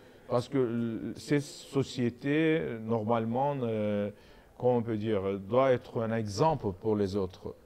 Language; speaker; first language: French; non-native, learner; Azerbaijani